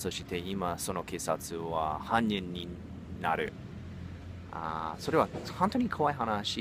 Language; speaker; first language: Japanese; non-native, learner; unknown